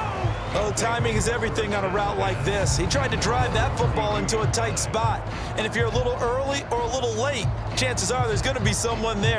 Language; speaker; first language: English; native; English